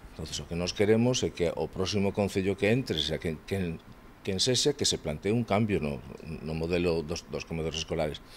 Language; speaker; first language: Galician; non-native, local second language; Spanish